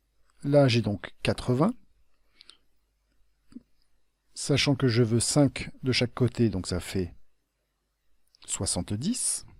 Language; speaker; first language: French; native; French